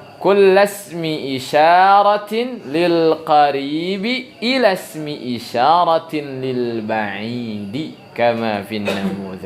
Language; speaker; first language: Arabic; non-native, fluent; Indonesian